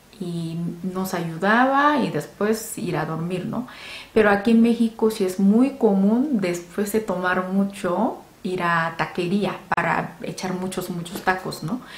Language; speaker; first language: Spanish; non-native, fluent; Korean